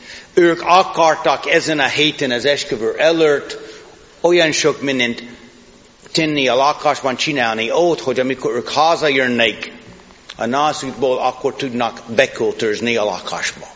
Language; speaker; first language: Hungarian; non-native, fluent; English